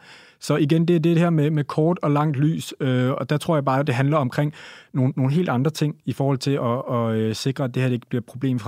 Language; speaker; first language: Danish; native; Danish